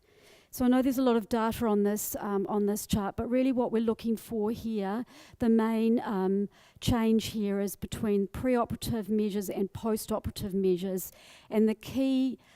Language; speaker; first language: English; native; English